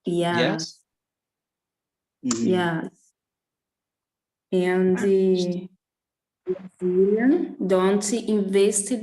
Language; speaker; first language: English; non-native, learner; Portuguese